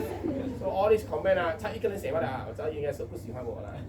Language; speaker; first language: Chinese; native; Chinese